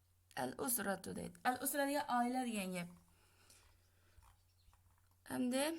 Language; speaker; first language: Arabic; non-native, fluent; Uyghur